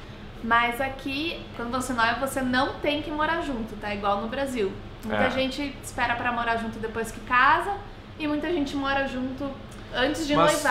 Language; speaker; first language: Portuguese; native; Portuguese